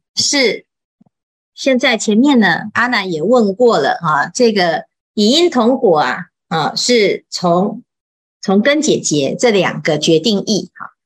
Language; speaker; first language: Chinese; native; Chinese